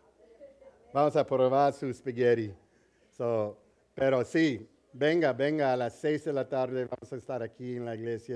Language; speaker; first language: Spanish; early bilingual, heritage; English